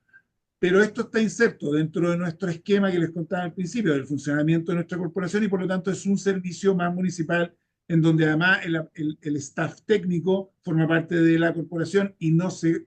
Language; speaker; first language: Spanish; native; Spanish